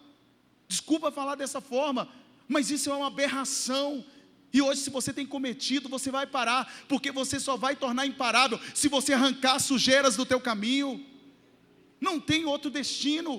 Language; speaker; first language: Portuguese; native; Portuguese